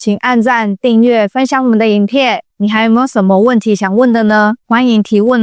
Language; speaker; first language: Chinese; native; Chinese